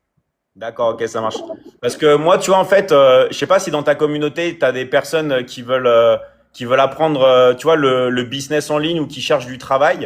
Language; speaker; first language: French; native; French